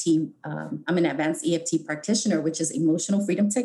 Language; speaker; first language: English; native; English